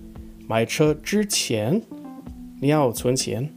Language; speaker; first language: Chinese; non-native, fluent; English